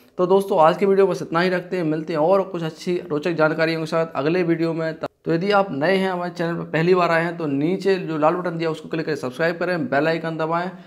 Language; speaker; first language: Hindi; native; Hindi